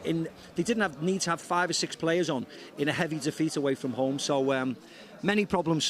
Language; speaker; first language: English; native; English